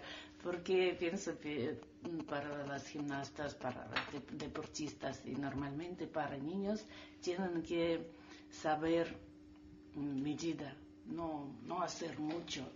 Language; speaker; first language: Spanish; non-native, learner; Russian